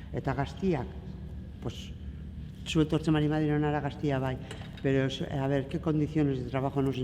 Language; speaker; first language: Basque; non-native, local second language; Spanish